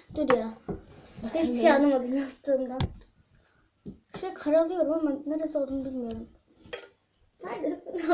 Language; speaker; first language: Turkish; native; Turkish